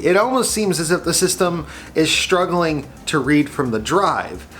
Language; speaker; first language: English; native; English